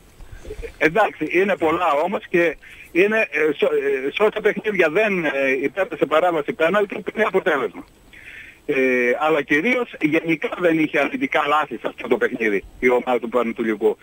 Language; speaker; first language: Greek; native; Greek